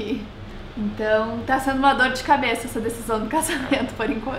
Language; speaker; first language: Portuguese; native; Portuguese